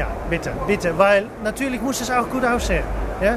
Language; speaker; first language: German; non-native, learner; English